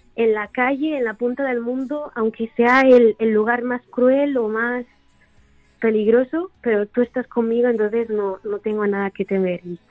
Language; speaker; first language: Spanish; native; Spanish